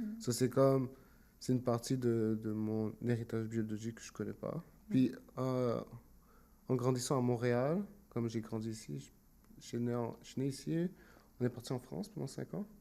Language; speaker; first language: French; native; French